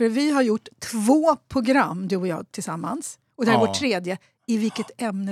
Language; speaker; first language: Swedish; native; Swedish